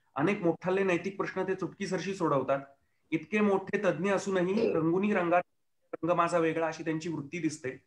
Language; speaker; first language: Marathi; native; Marathi